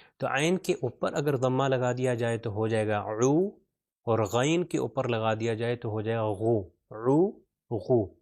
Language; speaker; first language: Urdu; non-native, local second language; Punjabi